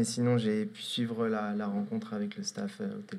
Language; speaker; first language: French; native; French